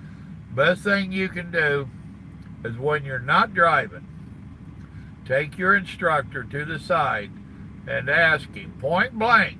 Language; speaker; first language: English; native; English